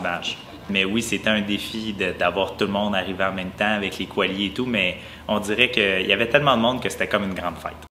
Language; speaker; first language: French; native; French